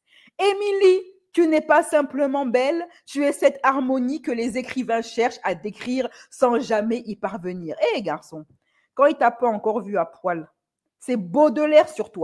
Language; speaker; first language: French; native; French